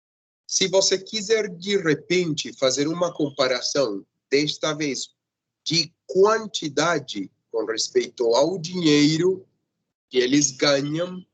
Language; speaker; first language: Portuguese; non-native, fluent; Spanish